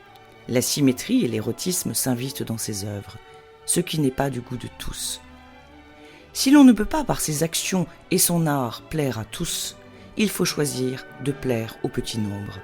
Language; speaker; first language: French; native; French